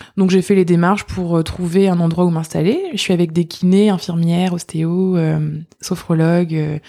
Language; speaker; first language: French; native; French